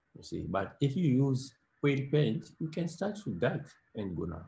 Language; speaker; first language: English; non-native, learner; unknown